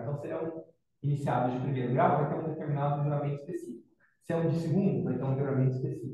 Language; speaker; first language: Portuguese; native; Portuguese